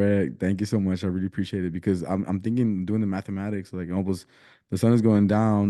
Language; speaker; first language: English; early bilingual, other home language; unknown